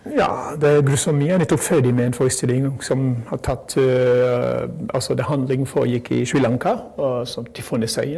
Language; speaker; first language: Norwegian; non-native, fluent; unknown